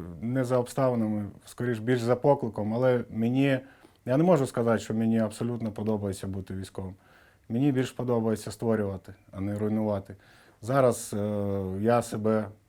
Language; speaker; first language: Ukrainian; non-native, local second language; Russian